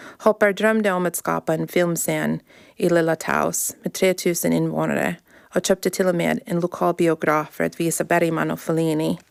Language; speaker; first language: Swedish; early bilingual, heritage; Swedish